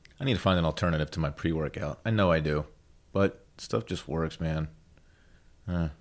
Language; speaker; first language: English; native; English